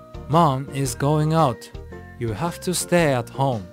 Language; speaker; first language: English; non-native, fluent; Japanese